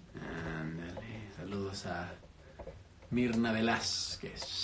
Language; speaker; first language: Spanish; native; Spanish